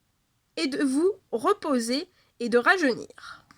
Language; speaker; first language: French; native; French